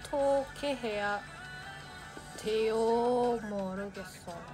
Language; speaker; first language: Korean; non-native, learner; Indonesian